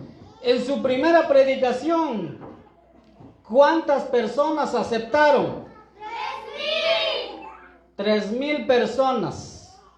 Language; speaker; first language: Spanish; non-native, local second language; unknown